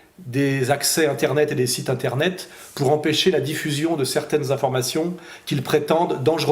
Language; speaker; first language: French; native; French